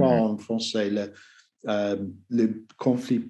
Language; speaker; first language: French; non-native, learner; English